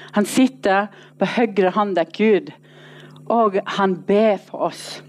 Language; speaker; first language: Norwegian; non-native, fluent; English